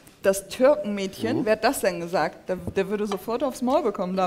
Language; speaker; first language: German; early bilingual, other home language; Turkish